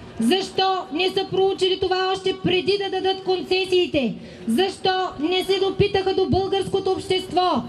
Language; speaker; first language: Bulgarian; native; Bulgarian